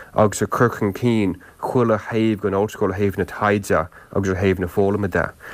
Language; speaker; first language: Irish; non-native, local second language; English